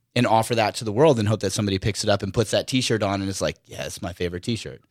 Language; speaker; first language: English; native; English